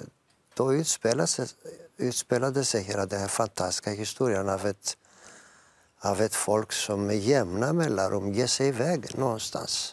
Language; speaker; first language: Swedish; non-native, fluent; Greek